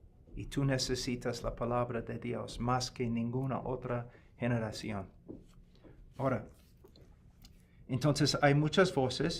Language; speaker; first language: Spanish; non-native, fluent; English